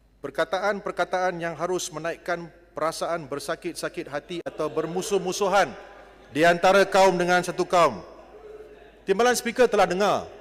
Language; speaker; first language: Malay; non-native, local second language; Tamil